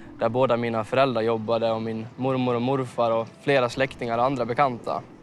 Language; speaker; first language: Swedish; native; Swedish